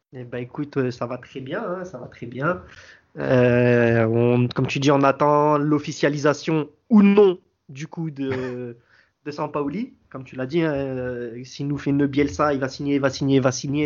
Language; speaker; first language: French; native; French